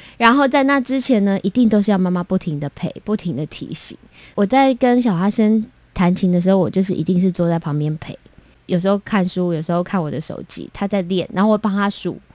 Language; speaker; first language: Chinese; non-native, local second language; Min Nan Chinese